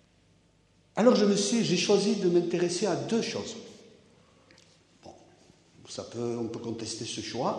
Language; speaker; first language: French; native; French